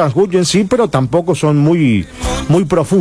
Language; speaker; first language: Spanish; native; Spanish